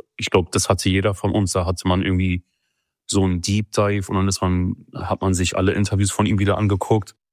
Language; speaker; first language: German; early bilingual, other home language; Kurdish